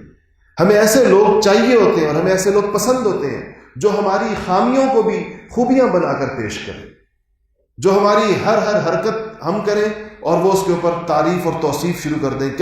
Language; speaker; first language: Urdu; native; Urdu